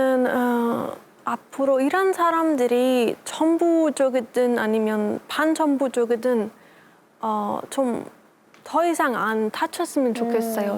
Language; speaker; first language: Korean; non-native, fluent; Persian